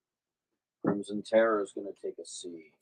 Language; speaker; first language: English; native; English